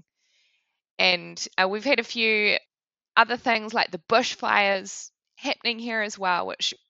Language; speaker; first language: English; native; English